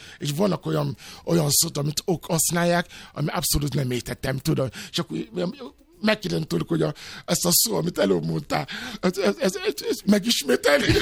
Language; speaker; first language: Hungarian; non-native, fluent; Yoruba